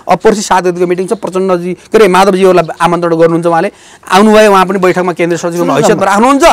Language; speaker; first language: Nepali; native; Nepali